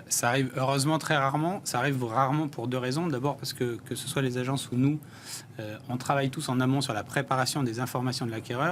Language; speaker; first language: French; native; French